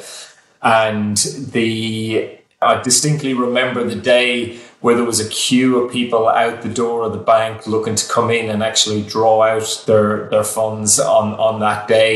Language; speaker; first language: English; native; English